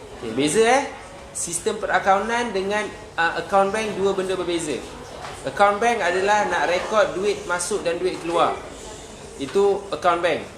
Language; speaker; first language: Malay; native; Malay